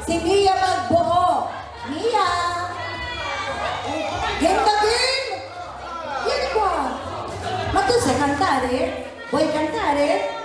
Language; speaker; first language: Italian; non-native, learner; Filipino